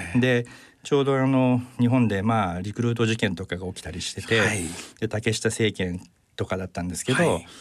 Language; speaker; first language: Japanese; native; Japanese